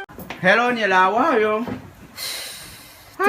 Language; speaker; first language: English; non-native, learner; Réunion Creole French